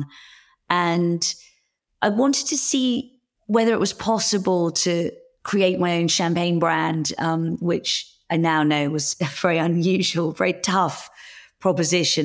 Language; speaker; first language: English; native; English